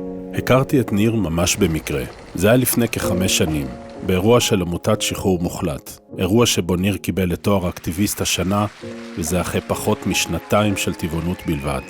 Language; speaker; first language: Hebrew; native; Hebrew